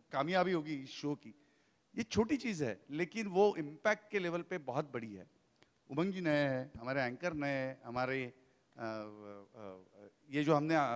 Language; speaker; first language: Hindi; native; Hindi